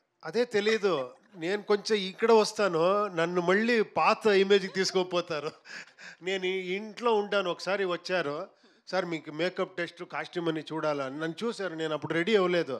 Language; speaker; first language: Telugu; non-native, fluent; Kannada